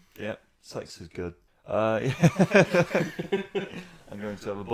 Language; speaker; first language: English; native; English